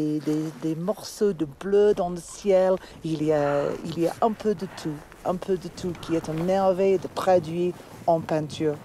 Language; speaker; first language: French; non-native, fluent; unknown